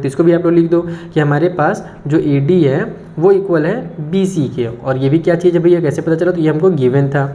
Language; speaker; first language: Hindi; native; Hindi